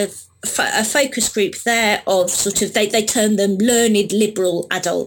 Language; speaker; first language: English; native; English